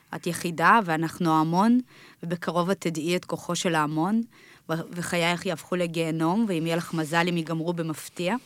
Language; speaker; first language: Hebrew; early bilingual, other home language; Russian